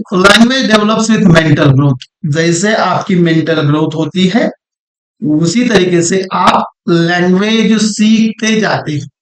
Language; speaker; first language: Hindi; non-native, local second language; Marathi